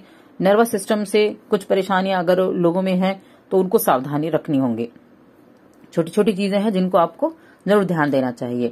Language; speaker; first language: Hindi; native; Hindi